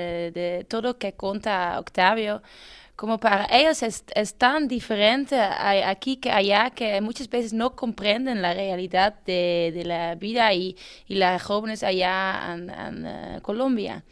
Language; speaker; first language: Spanish; non-native, fluent; Dutch